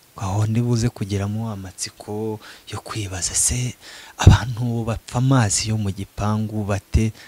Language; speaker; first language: Kinyarwanda; native; Kinyarwanda